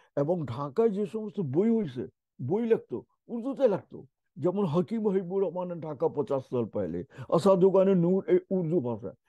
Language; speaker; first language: Bangla; non-native, local second language; Urdu